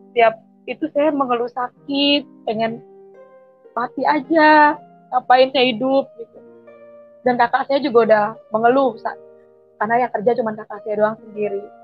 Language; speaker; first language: Indonesian; native; Indonesian